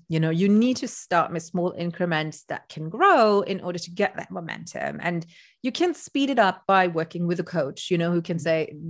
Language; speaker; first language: English; non-native, fluent; Luxembourgish